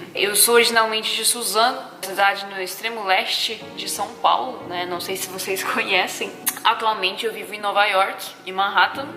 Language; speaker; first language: Portuguese; non-native, local second language; Japanese